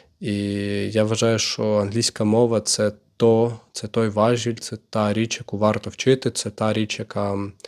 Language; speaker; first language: Ukrainian; native; Ukrainian